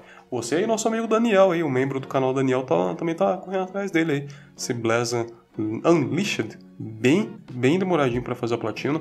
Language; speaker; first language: Portuguese; native; Portuguese